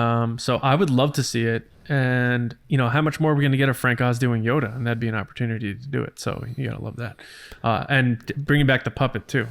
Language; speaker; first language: English; native; English